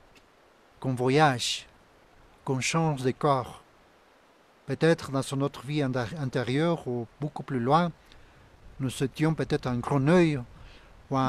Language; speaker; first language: French; non-native, fluent; Spanish